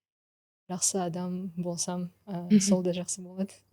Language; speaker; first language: Kazakh; non-native, local second language; Russian